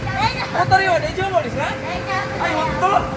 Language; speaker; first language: Japanese; non-native, learner; Cebuano